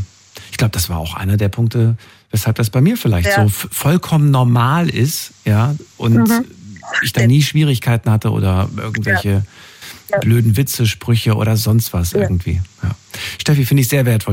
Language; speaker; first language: German; native; German